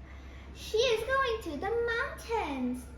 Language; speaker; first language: English; non-native, fluent; Vietnamese